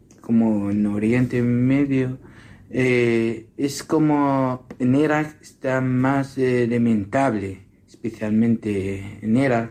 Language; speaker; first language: Spanish; non-native, learner; Assyrian Neo-Aramaic